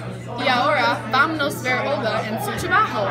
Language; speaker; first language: Spanish; non-native, learner; English